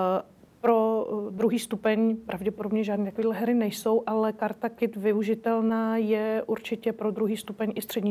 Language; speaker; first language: Czech; native; Czech